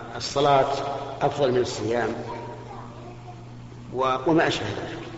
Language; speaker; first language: Arabic; native; Arabic